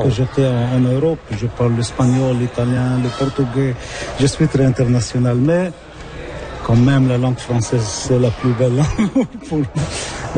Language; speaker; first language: French; non-native, local second language; Arabic